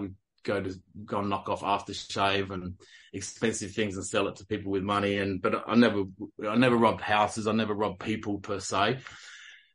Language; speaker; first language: English; native; English